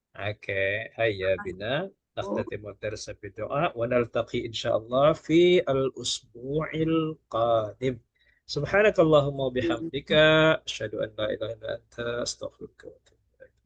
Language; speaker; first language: Arabic; non-native, fluent; Malay